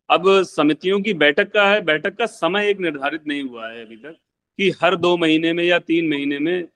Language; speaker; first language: Hindi; native; Hindi